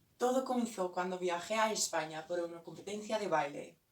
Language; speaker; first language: Spanish; non-native, learner; English